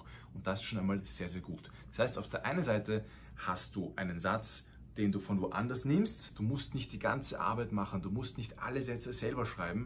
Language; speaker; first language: German; non-native, fluent; Spanish